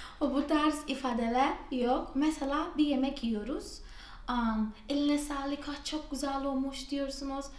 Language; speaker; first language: Turkish; non-native, fluent; Portuguese